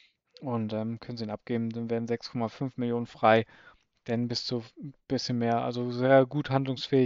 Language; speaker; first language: German; native; German